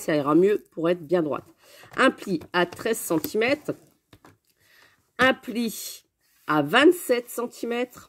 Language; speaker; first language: French; native; French